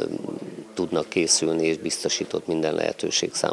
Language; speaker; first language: Hungarian; native; Hungarian